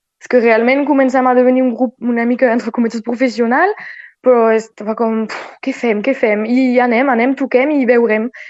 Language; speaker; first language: Catalan; non-native, local second language; French